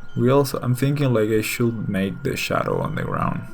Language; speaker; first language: English; non-native, fluent; Spanish